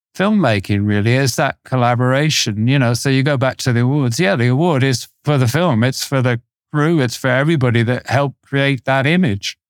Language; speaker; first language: English; native; English